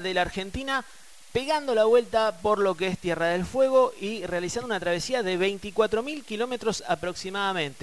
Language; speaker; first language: Spanish; native; Spanish